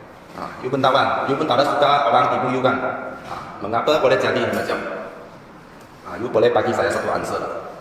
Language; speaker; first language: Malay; non-native, local second language; Chinese